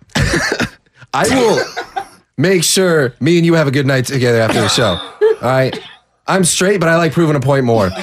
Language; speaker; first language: English; native; English